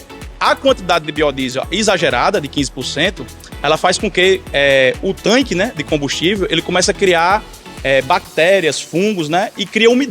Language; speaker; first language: Portuguese; native; Portuguese